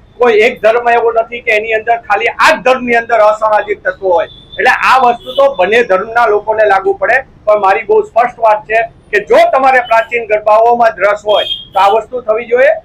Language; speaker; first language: Gujarati; native; Gujarati